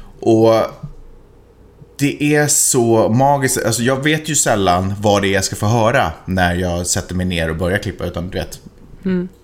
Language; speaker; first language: Swedish; native; Swedish